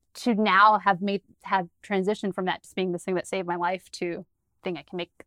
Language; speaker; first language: English; native; English